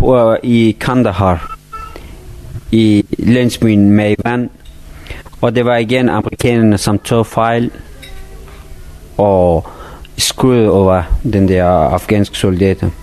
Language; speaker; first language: Danish; non-native, fluent; Persian